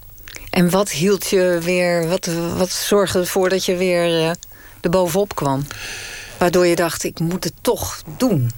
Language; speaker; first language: Dutch; native; Dutch